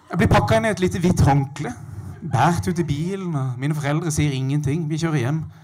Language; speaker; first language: Norwegian; native; Norwegian